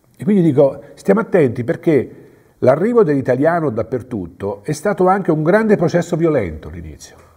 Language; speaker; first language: Italian; native; Italian